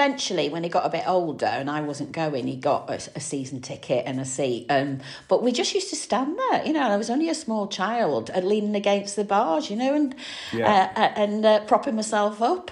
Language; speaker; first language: English; native; English